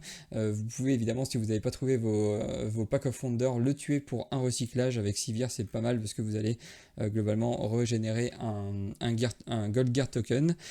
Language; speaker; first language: French; native; French